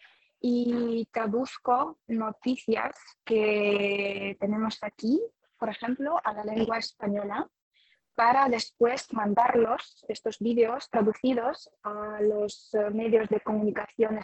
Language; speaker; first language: Spanish; non-native, fluent; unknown